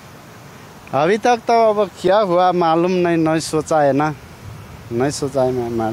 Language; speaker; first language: Hindi; non-native, learner; Nepali